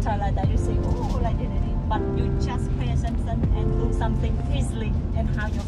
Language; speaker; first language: English; non-native, learner; Khmer